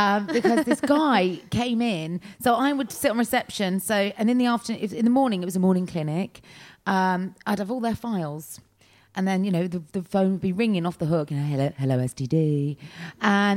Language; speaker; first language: English; native; English